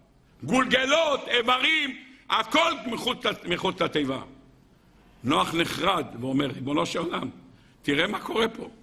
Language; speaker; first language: Hebrew; native; Hebrew